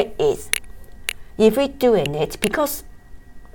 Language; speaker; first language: English; non-native, local second language; Cantonese